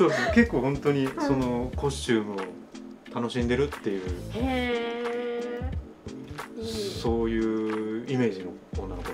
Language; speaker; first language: Japanese; native; Japanese